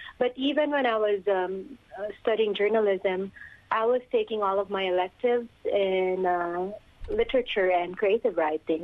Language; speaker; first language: English; non-native, local second language; Filipino